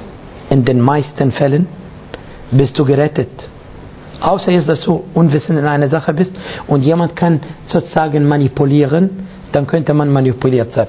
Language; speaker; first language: German; non-native, fluent; Arabic